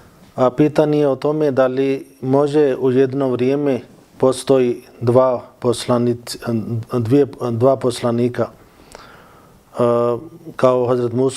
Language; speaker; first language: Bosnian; non-native, fluent; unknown